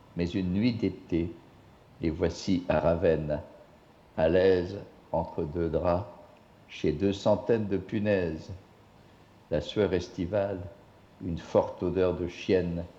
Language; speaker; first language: French; non-native, fluent; English